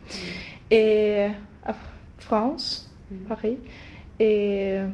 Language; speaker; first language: French; non-native, learner; Swedish